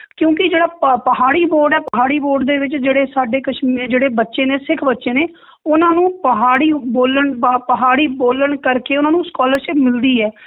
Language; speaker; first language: Punjabi; native; Punjabi